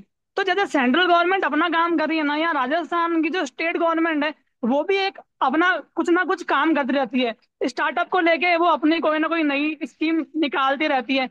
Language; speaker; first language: Hindi; native; Hindi